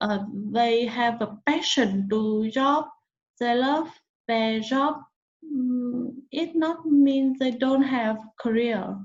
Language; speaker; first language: English; non-native, learner; Vietnamese